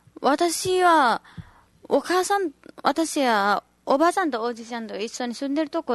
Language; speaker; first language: Japanese; non-native, learner; Nepali